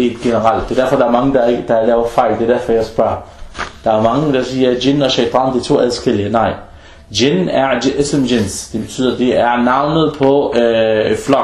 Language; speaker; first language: Danish; non-native, fluent; Arabic